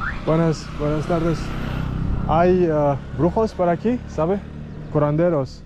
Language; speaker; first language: Spanish; non-native, learner; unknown